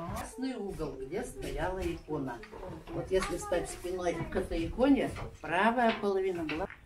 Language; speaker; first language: Russian; native; Russian